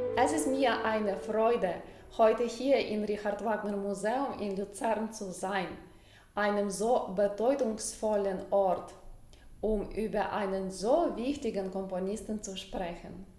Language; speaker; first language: German; non-native, fluent; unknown